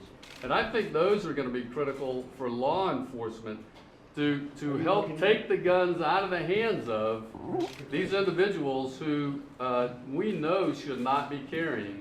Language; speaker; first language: English; native; English